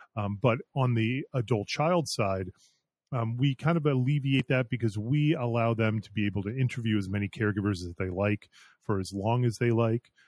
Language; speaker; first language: English; native; English